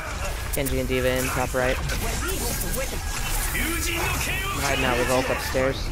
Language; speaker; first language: English; native; English